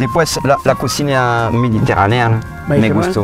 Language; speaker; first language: Spanish; non-native, learner; French